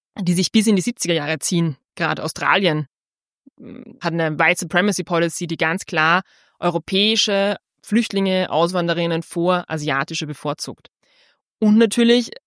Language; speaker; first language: German; native; German